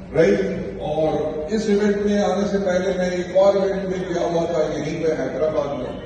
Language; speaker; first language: Hindi; native; Hindi